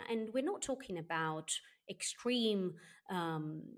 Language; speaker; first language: English; non-native, fluent; Italian